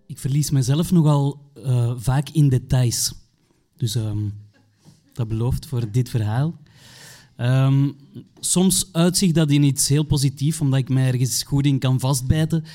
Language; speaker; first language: Dutch; native; Dutch